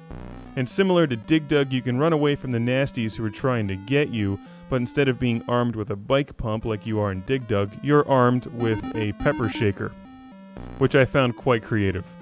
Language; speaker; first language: English; native; English